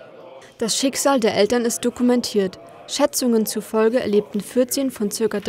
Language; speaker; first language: German; native; German